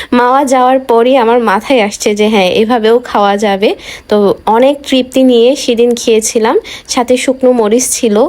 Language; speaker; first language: Bangla; native; Bangla